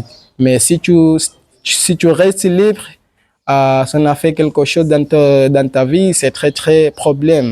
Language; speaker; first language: French; non-native, learner; Swahili